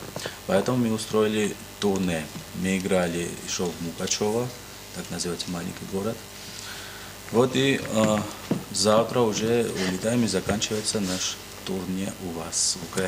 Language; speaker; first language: Russian; non-native, learner; Georgian